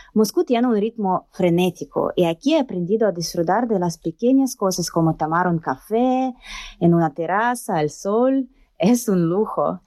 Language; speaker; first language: Spanish; non-native, learner; Russian